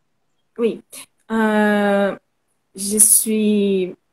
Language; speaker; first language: French; non-native, learner; Portuguese